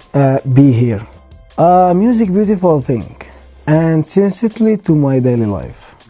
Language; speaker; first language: English; non-native, learner; Arabic